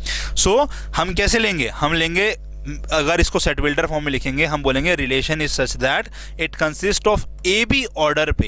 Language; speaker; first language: Hindi; native; Hindi